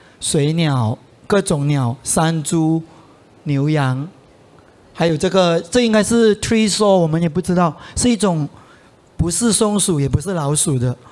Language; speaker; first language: Chinese; native; Chinese